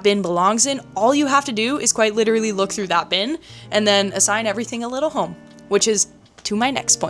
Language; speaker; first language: English; native; English